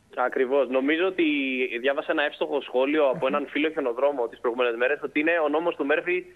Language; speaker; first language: Greek; native; Greek